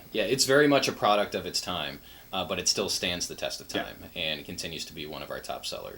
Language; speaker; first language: English; native; English